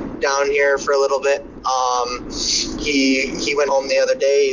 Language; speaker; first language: English; native; English